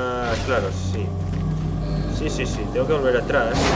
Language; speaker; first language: Spanish; native; Spanish